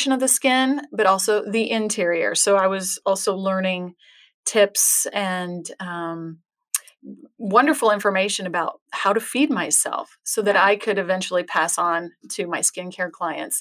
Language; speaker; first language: English; native; English